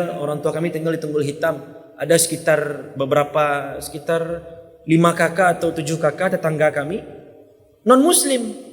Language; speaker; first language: Malay; non-native, local second language; Minangkabau